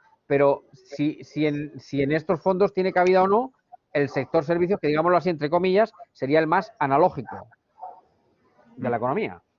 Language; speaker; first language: Spanish; native; Spanish